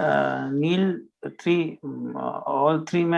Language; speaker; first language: English; non-native, learner; Sinhala